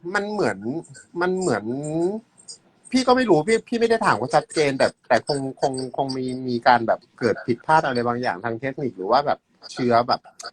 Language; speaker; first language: Thai; native; Thai